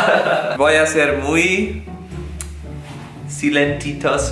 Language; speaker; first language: Spanish; non-native, learner; German